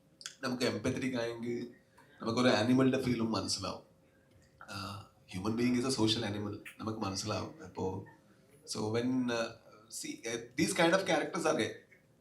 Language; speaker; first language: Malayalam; non-native, local second language; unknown